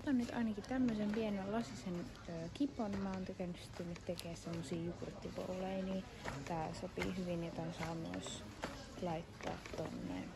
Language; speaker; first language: Finnish; native; Finnish